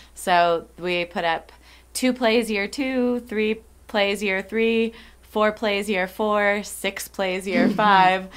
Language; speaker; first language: English; native; English